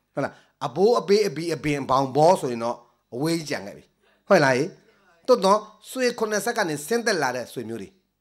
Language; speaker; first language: Burmese; native; Burmese